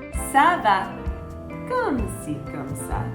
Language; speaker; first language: French; non-native, fluent; English